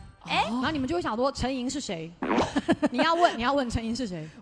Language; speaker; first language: Chinese; native; Chinese